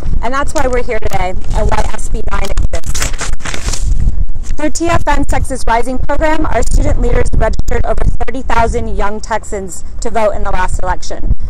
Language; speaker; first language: English; early bilingual, other home language; Spanish